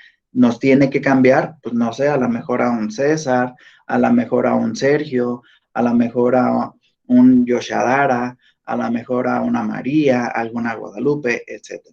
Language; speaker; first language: Spanish; native; Spanish